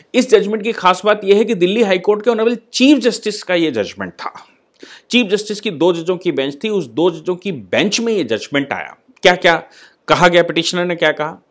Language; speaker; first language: Hindi; native; Hindi